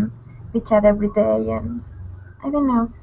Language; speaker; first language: English; non-native, learner; Spanish